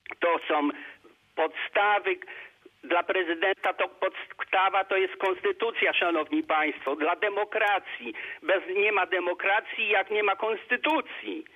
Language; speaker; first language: Polish; native; Polish